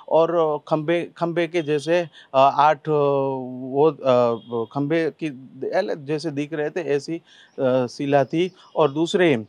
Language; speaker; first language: Hindi; non-native, local second language; Gujarati